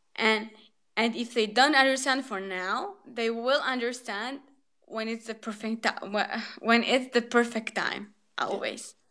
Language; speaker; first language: English; non-native, fluent; Albanian